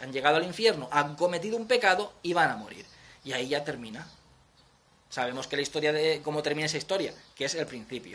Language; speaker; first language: Spanish; native; Spanish